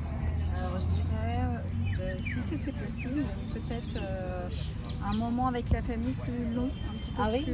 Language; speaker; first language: French; native; French